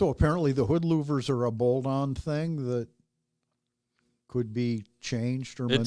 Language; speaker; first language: English; native; English